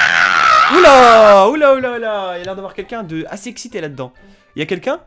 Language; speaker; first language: French; native; French